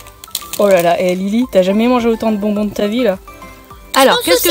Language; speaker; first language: French; native; French